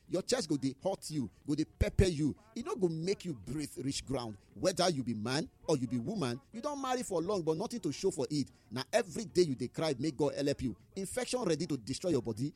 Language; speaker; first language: Nigerian Pidgin; native; Nigerian Pidgin